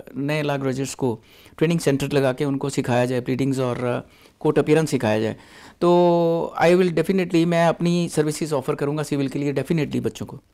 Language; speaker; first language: Hindi; non-native, local second language; Punjabi